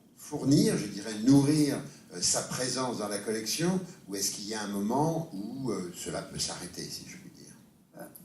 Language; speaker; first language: French; native; French